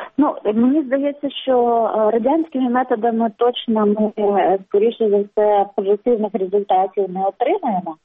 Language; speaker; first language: Ukrainian; non-native, local second language; Russian